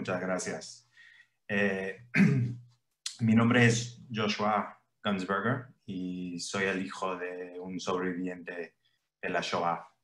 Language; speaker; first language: Spanish; early bilingual, heritage; English